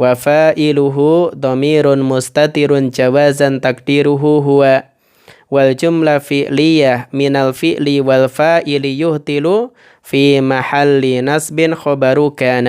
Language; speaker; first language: Arabic; non-native, fluent; Indonesian